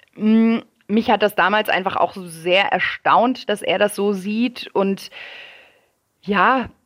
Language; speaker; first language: German; early bilingual, other home language; French